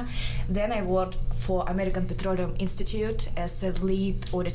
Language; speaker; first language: English; non-native, fluent; Kazakh